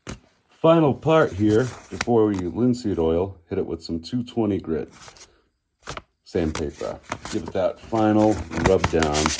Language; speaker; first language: English; native; English